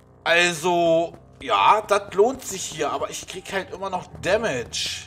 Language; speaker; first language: German; native; German